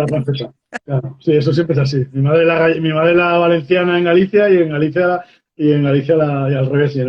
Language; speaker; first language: Spanish; non-native, learner; French